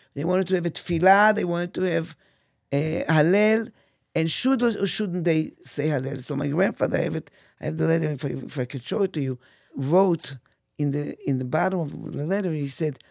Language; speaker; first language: English; non-native, fluent; Hebrew